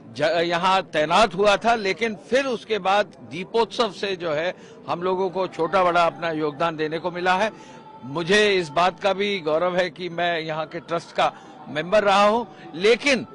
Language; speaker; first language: Hindi; native; Hindi